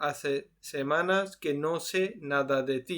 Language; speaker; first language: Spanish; non-native, fluent; Urdu